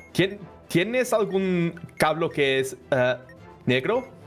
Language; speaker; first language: Spanish; non-native, learner; Portuguese